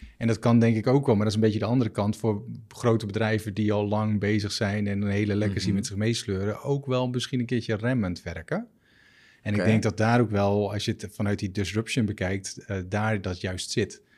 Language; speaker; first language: Dutch; native; Dutch